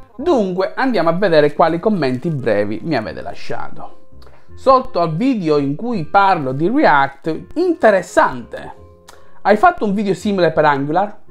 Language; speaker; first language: Italian; native; Italian